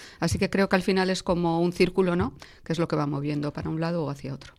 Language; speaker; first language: Spanish; native; Spanish